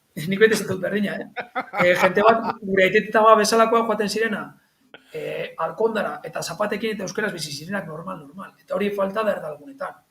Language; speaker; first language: Basque; non-native, local second language; Spanish